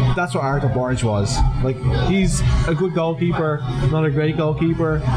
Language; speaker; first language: English; native; English